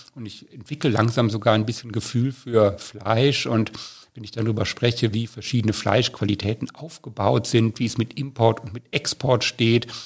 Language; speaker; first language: German; native; German